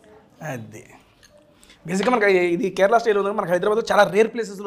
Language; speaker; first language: Telugu; native; Telugu